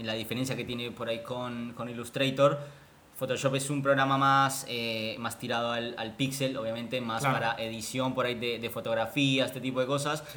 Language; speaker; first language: Spanish; native; Spanish